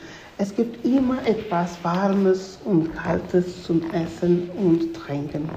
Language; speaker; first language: German; non-native, fluent; Spanish